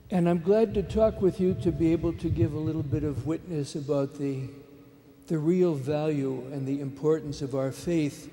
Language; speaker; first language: English; native; English